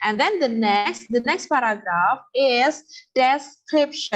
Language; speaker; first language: English; non-native, learner; Indonesian